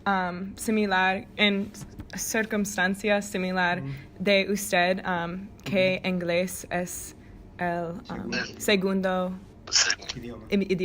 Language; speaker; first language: Spanish; non-native, learner; English